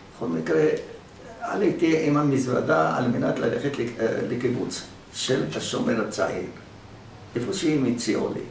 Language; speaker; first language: Hebrew; early bilingual, other home language; Arabic